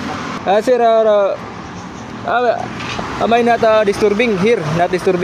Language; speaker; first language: English; non-native, local second language; Cebuano